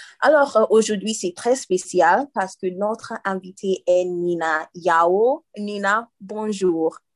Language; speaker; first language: French; non-native, learner; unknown